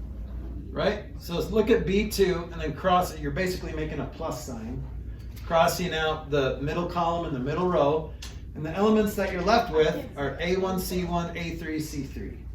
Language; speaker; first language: English; native; English